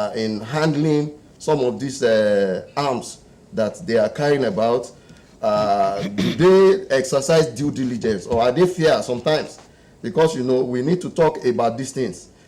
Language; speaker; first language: English; non-native, local second language; Yoruba